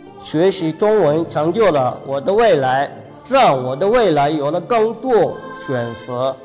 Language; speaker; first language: Chinese; non-native, fluent; Arabic